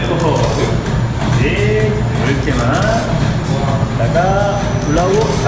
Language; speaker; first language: Korean; native; Korean